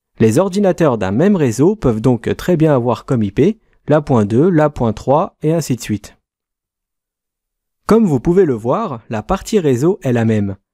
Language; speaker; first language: French; native; French